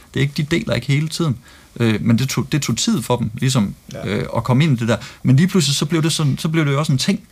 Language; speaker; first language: Danish; native; Danish